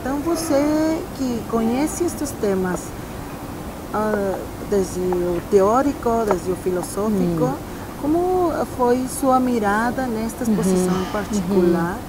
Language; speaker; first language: Portuguese; non-native, fluent; Spanish